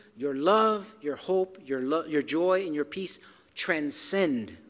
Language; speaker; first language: English; early bilingual, other home language; Spanish